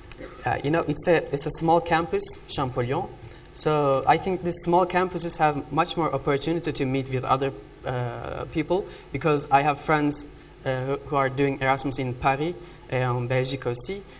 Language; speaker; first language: English; non-native, fluent; Turkish